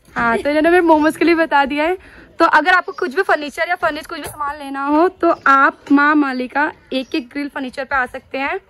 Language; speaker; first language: Hindi; native; Hindi